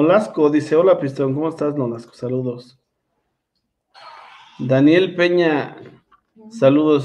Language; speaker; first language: Spanish; native; Spanish